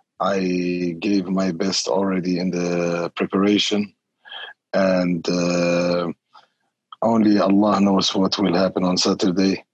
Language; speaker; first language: English; non-native, fluent; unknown